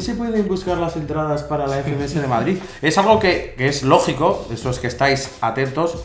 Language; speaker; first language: Spanish; native; Spanish